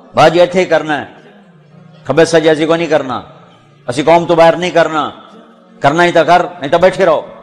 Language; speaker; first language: Urdu; non-native, local second language; Punjabi